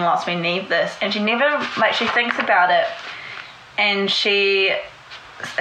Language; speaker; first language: English; native; English